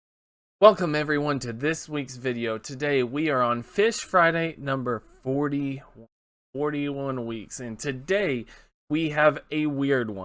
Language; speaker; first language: English; native; English